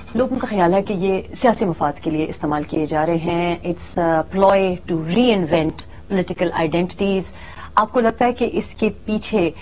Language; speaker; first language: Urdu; non-native, local second language; Pashto